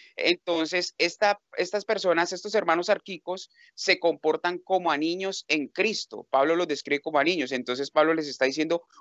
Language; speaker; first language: Spanish; native; Spanish